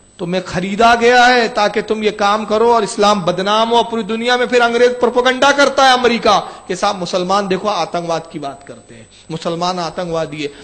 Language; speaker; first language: Urdu; native; Urdu